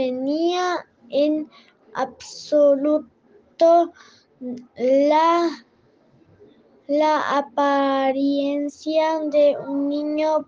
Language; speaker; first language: Spanish; non-native, learner; French